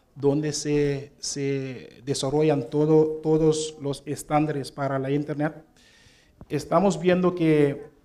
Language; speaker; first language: Spanish; non-native, fluent; Papiamento